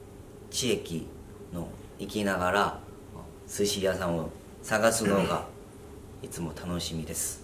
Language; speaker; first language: Japanese; non-native, fluent; Korean